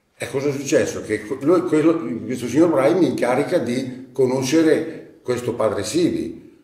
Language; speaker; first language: Italian; native; Italian